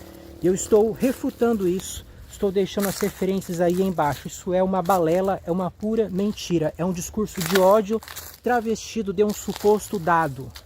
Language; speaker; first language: Portuguese; native; Portuguese